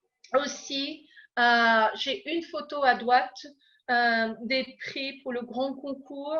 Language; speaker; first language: French; non-native, fluent; English